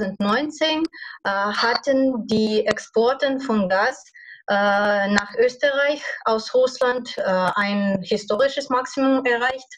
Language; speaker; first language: German; non-native, fluent; Russian